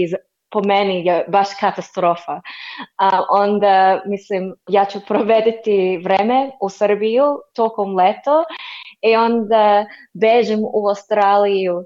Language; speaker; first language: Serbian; non-native, learner; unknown